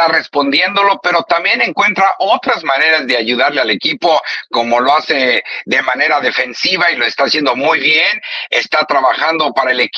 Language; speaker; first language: Spanish; native; Spanish